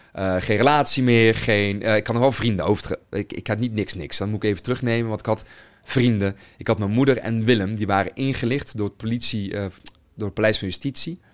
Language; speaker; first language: Dutch; native; Dutch